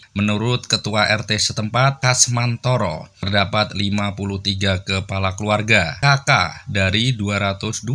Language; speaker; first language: Indonesian; native; Indonesian